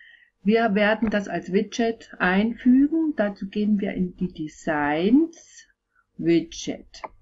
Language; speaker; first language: German; native; German